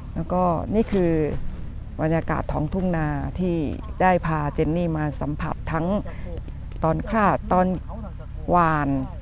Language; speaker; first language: Thai; native; Thai